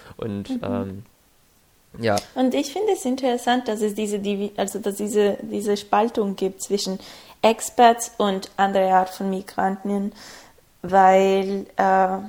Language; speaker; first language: German; non-native, fluent; Spanish